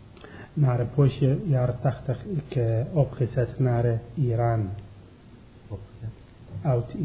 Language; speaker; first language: Dutch; non-native, learner; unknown